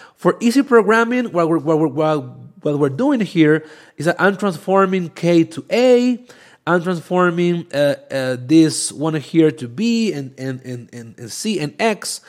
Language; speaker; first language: English; non-native, fluent; Spanish